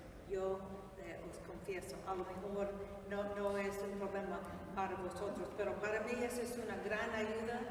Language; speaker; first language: Spanish; non-native, fluent; English